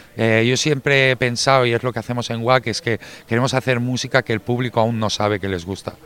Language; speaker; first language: Spanish; native; Spanish